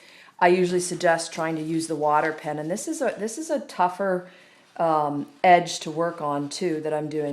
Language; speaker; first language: English; native; English